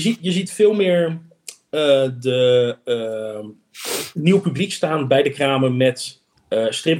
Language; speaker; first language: Dutch; native; Dutch